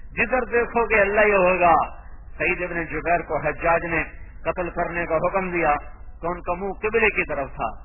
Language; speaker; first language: Urdu; non-native, local second language; Punjabi